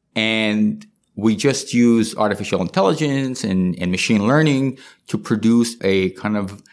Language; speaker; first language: English; non-native, fluent; Persian